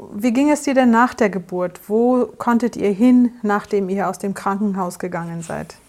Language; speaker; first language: German; native; German